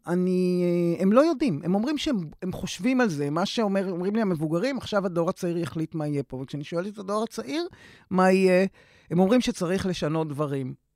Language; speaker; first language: Hebrew; native; Hebrew